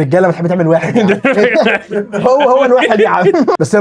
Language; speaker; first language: Arabic; native; Arabic